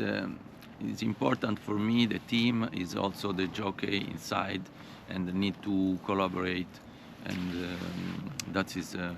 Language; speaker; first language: English; non-native, fluent; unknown